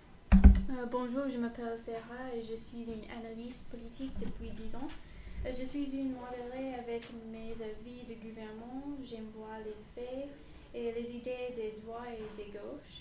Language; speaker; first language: French; non-native, learner; English